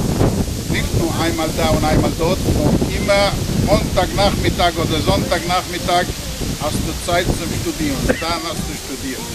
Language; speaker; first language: German; non-native, fluent; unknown